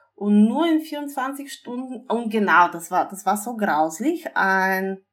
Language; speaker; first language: German; non-native, fluent; Bulgarian